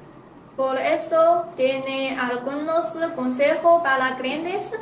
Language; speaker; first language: Spanish; non-native, learner; Chinese